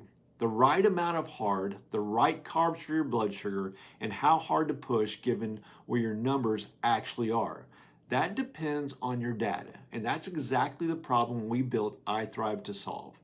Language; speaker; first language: English; native; English